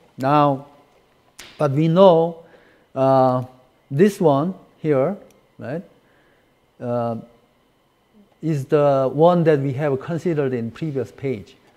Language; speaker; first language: English; non-native, fluent; Korean